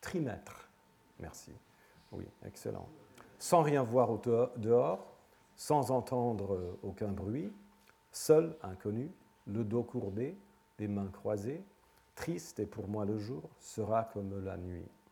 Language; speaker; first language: French; non-native, fluent; English